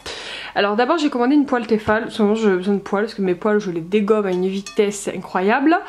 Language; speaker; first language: French; native; French